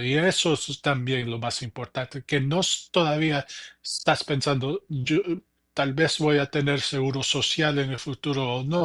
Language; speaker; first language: Spanish; early bilingual, heritage; English